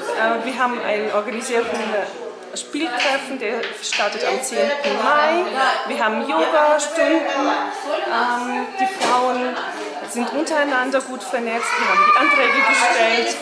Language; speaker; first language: German; non-native, fluent; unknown